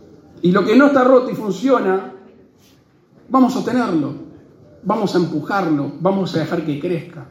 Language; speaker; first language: Spanish; native; Spanish